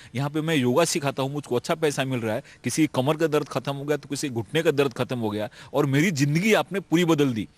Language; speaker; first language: Hindi; non-native, local second language; Marathi